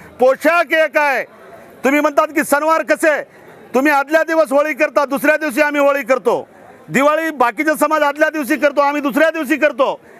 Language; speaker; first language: Marathi; non-native, local second language; Lambadi